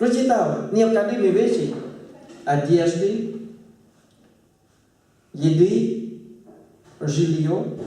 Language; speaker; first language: Russian; non-native, fluent; Thai